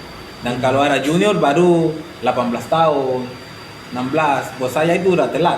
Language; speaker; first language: Indonesian; non-native, fluent; Spanish